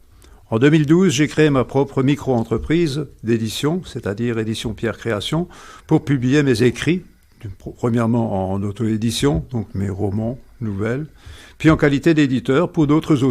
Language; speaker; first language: French; native; French